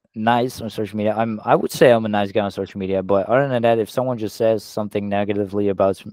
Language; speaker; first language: English; non-native, fluent; Dutch